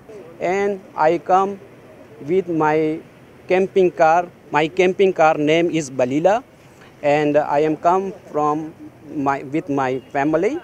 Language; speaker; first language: English; non-native, learner; Korean